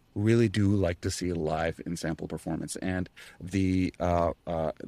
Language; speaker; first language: English; native; English